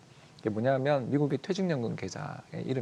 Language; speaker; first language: Korean; native; Korean